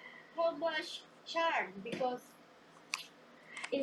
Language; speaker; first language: English; non-native, learner; Spanish